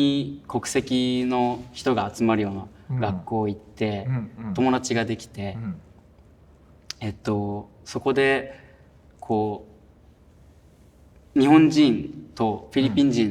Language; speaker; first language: Japanese; early bilingual, other home language; Filipino